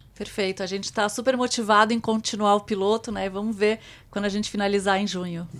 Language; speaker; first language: Portuguese; native; Portuguese